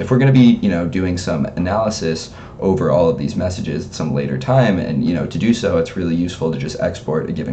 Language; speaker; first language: English; native; English